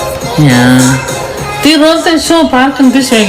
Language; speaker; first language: German; non-native, learner; Indonesian